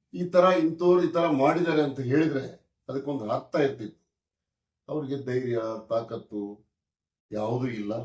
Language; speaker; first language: Kannada; native; Kannada